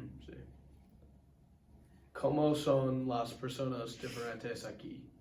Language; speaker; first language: Spanish; non-native, learner; English